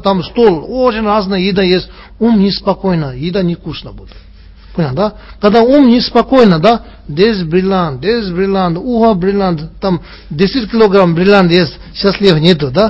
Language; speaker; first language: Russian; non-native, learner; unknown